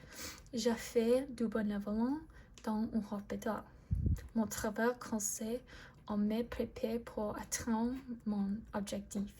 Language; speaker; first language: French; non-native, learner; English